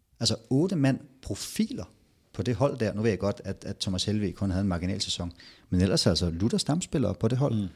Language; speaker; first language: Danish; native; Danish